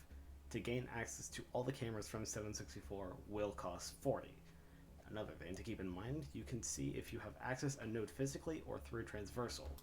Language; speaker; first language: English; native; English